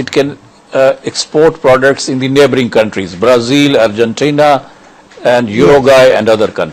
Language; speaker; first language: English; non-native, local second language; Urdu